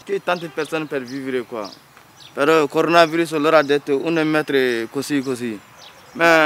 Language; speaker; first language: Italian; non-native, learner; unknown